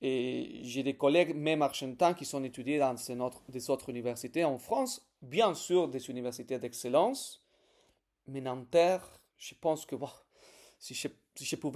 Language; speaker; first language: French; non-native, fluent; Spanish